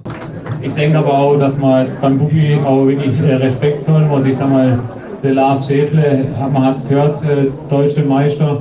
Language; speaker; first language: German; native; German